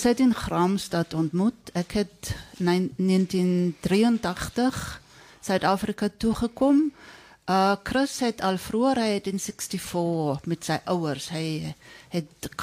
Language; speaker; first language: Afrikaans; non-native, fluent; German